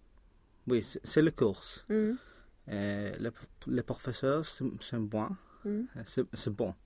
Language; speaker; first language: French; non-native, learner; Spanish